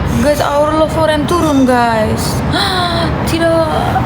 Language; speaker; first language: Indonesian; non-native, learner; Turkish